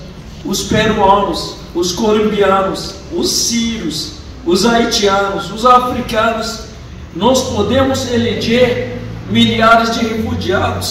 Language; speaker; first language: Portuguese; non-native, fluent; Arabic